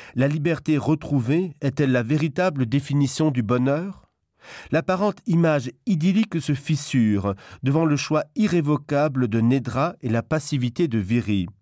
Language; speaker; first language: French; non-native, local second language; Luxembourgish